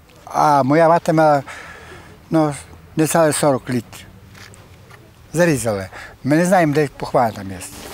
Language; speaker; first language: Polish; non-native, local second language; Ukrainian